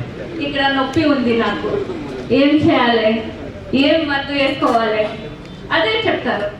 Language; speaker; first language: Telugu; non-native, learner; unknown